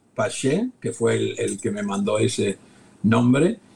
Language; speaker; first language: Spanish; native; Spanish